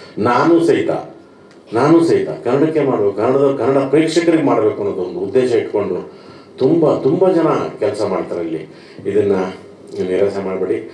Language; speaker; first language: Kannada; native; Kannada